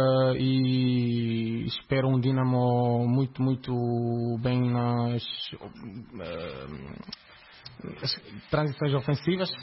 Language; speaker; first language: Portuguese; non-native, fluent; Croatian